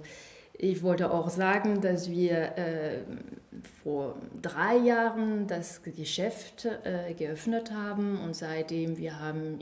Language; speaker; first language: German; non-native, fluent; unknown